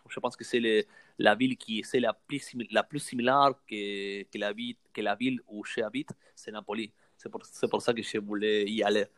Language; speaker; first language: French; non-native, learner; Spanish